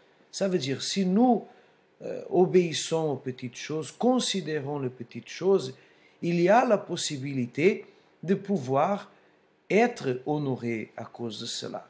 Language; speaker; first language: French; non-native, fluent; Portuguese